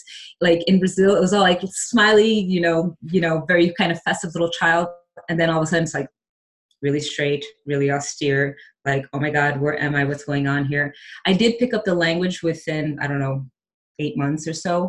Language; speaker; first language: English; early bilingual, other home language; Portuguese